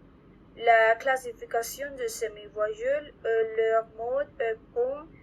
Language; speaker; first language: French; non-native, learner; Spanish